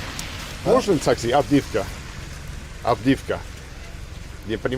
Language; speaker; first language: Russian; non-native, learner; English